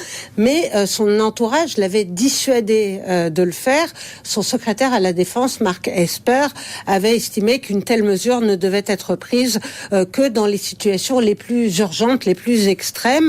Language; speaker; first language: French; native; French